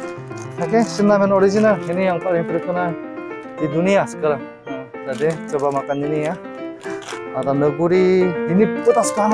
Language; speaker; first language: Indonesian; non-native, fluent; Korean